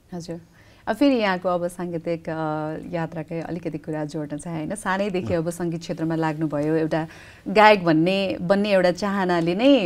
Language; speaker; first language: Nepali; native; Nepali